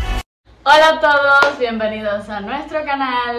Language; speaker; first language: Spanish; native; Spanish